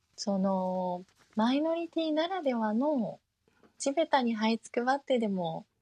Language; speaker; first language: Japanese; early bilingual, heritage; Japanese